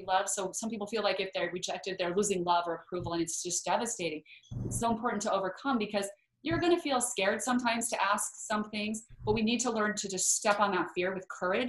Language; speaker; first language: English; native; English